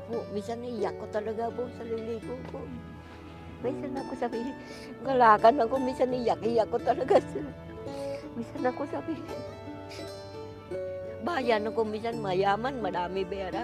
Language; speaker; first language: Filipino; non-native, learner; Vietnamese